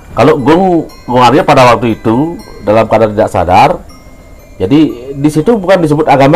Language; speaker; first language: Indonesian; native; Indonesian